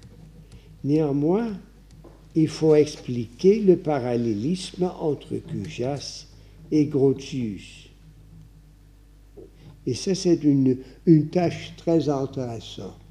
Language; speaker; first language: French; non-native, fluent; Dutch